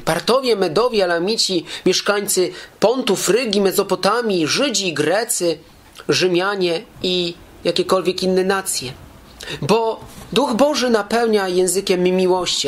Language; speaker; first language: Polish; native; Polish